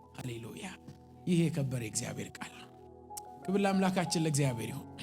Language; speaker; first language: Amharic; native; Amharic